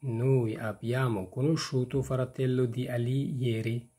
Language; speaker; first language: Italian; non-native, fluent; Persian